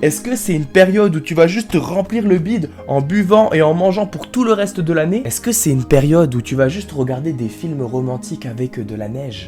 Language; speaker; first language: French; native; French